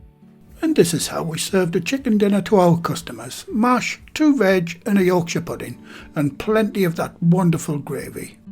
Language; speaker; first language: English; native; English